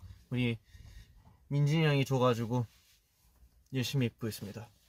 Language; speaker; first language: Korean; early bilingual, heritage; Korean